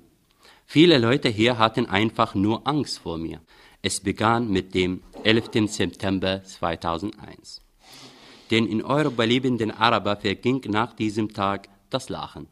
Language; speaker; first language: German; non-native, fluent; Arabic